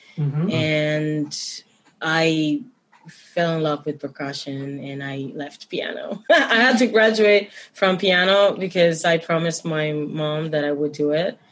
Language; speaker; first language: English; non-native, fluent; Spanish